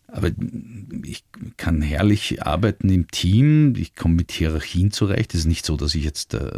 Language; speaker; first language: German; native; German